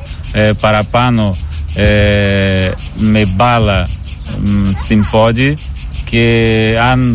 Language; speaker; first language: Greek; non-native, learner; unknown